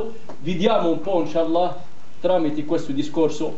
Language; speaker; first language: Italian; non-native, fluent; Arabic